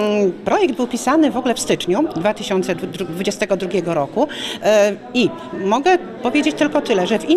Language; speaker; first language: Polish; native; Polish